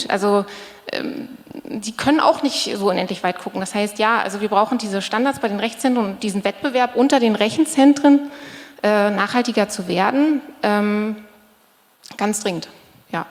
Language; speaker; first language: German; native; German